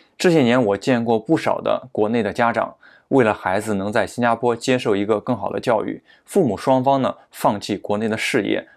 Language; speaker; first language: Chinese; native; Chinese